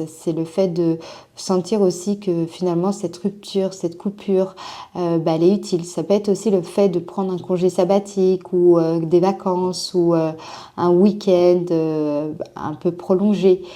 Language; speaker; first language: French; native; French